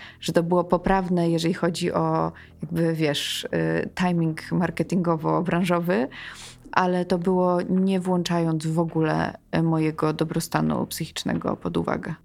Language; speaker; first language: Polish; early bilingual, heritage; Polish